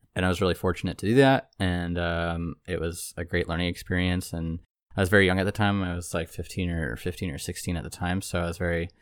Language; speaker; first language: English; native; English